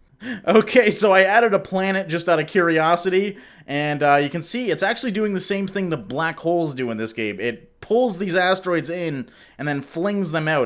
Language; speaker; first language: English; native; English